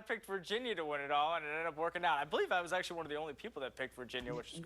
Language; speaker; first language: English; native; English